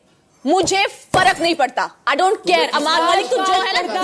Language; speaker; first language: Hindi; native; Hindi